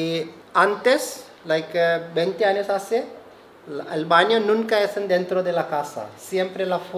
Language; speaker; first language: Spanish; non-native, learner; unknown